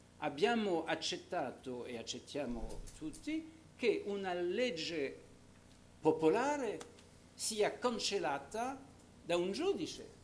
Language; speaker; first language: Italian; non-native, fluent; French